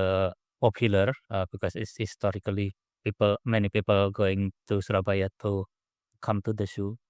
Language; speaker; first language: English; non-native, learner; Indonesian